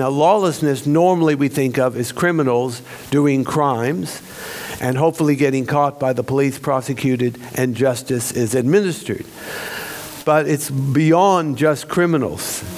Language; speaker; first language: English; native; English